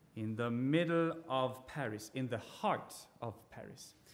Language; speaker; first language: English; non-native, fluent; Swedish